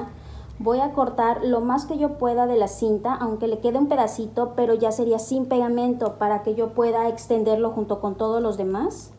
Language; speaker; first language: Spanish; native; Spanish